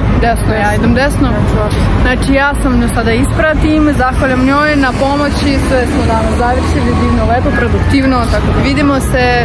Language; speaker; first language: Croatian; non-native, fluent; Russian